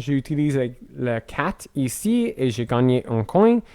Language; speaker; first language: French; non-native, learner; English